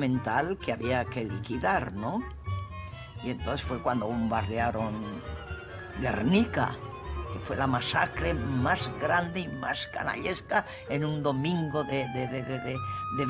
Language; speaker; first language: Spanish; native; Spanish